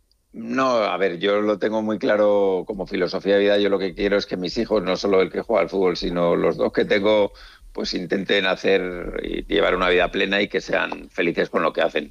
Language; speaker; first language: Spanish; native; Spanish